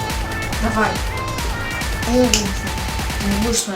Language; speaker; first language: Russian; native; Russian